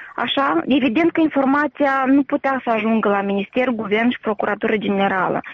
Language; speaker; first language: Romanian; native; Romanian